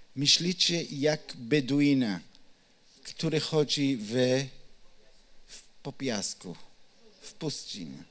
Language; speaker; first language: Polish; non-native, learner; Hebrew